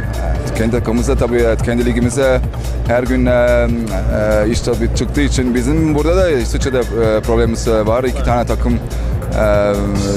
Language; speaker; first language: Turkish; early bilingual, heritage; Turkish